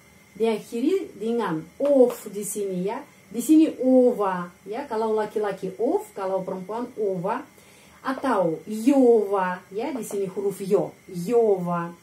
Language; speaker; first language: Indonesian; non-native, fluent; Russian